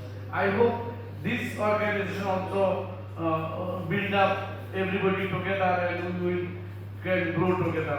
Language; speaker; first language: English; non-native, learner; Bangla